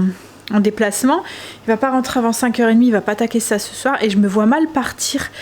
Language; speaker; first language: French; native; French